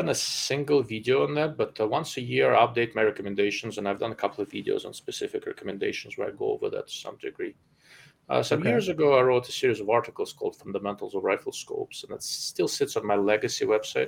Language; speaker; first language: English; non-native, fluent; Russian